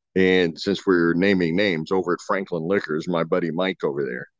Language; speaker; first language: English; native; English